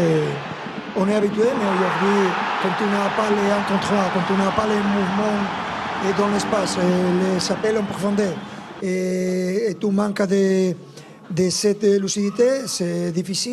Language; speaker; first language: French; non-native, fluent; Spanish